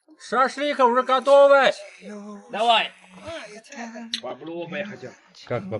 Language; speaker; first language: Russian; non-native, learner; Chinese